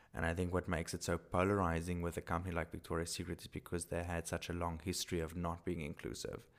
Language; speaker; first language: English; non-native, local second language; Afrikaans